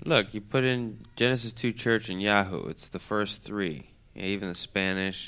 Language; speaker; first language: English; native; English